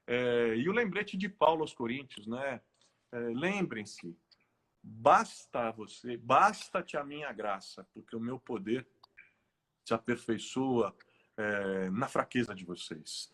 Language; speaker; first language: Portuguese; native; Portuguese